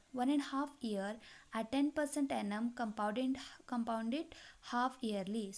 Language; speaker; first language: English; non-native, local second language; Hindi